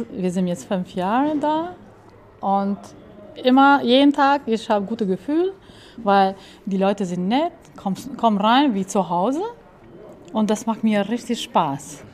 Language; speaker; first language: German; non-native, learner; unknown